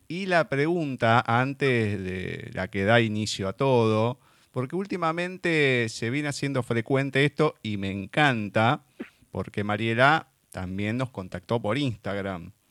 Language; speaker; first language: Spanish; native; Spanish